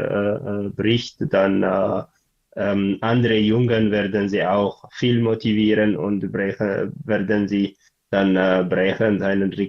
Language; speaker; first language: German; non-native, learner; Tigrinya